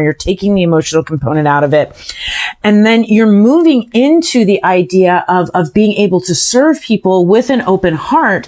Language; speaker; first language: English; native; English